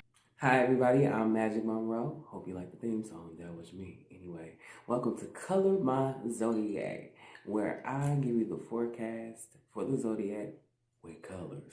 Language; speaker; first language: English; native; English